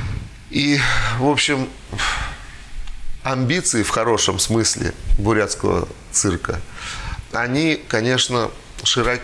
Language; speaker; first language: Russian; native; Russian